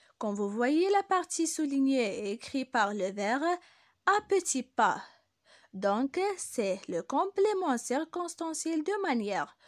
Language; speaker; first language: French; non-native, local second language; Arabic